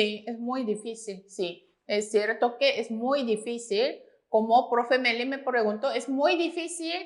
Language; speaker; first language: Spanish; non-native, fluent; Korean